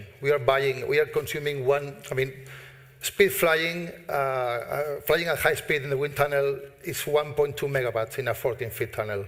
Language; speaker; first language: English; non-native, fluent; Spanish